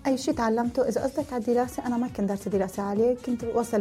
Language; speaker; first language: Arabic; native; Arabic